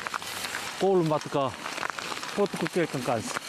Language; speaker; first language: Finnish; non-native, learner; Korean